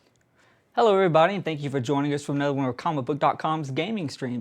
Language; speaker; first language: English; native; English